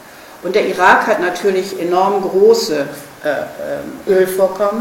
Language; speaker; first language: German; native; German